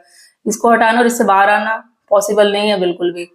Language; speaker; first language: Hindi; native; Hindi